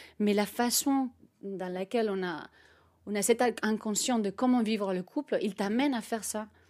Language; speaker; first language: French; non-native, fluent; Spanish